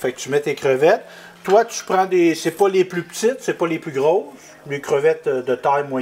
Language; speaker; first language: French; native; French